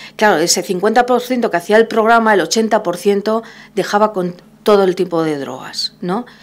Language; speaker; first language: Spanish; native; Spanish